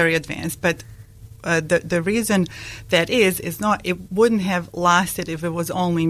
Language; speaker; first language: English; non-native, fluent; Bosnian